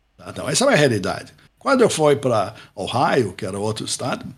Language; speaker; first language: Portuguese; non-native, fluent; English